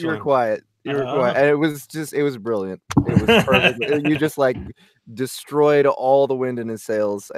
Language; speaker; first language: English; native; English